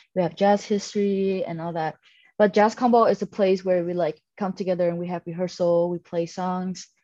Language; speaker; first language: English; non-native, fluent; Vietnamese